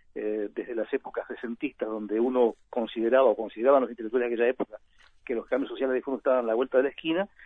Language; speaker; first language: Spanish; native; Spanish